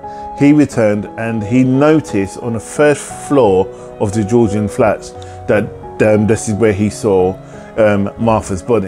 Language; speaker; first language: English; native; English